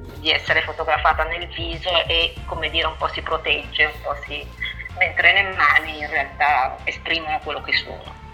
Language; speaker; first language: Italian; native; Italian